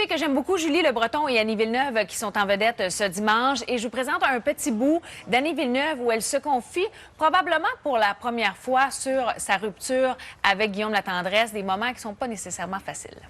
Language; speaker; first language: French; native; French